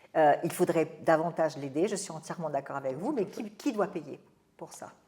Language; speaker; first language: French; native; French